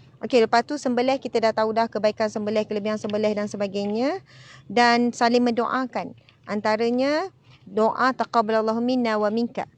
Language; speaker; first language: Malay; native; Malay